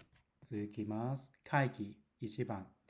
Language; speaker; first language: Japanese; non-native, learner; Cantonese